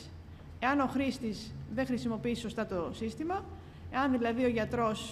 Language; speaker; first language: Greek; native; Greek